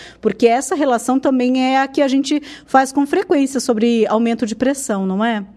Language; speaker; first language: Portuguese; native; Portuguese